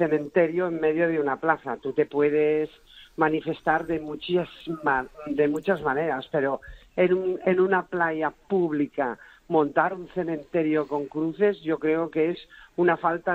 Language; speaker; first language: Spanish; native; Spanish